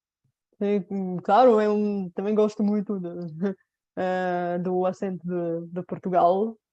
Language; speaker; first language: Portuguese; non-native, fluent; Bulgarian